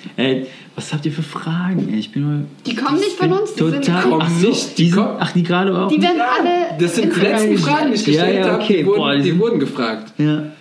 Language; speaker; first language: German; native; German